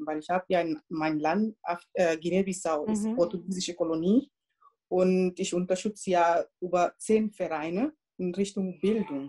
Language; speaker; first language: German; non-native, learner; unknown